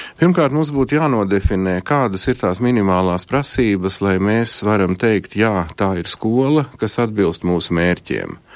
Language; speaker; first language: Latvian; native; Latvian